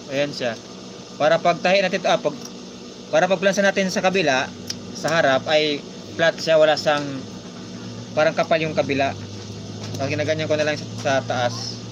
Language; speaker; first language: Filipino; non-native, local second language; Hiligaynon